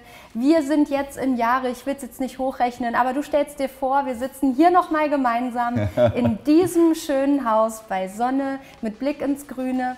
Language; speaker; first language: German; native; German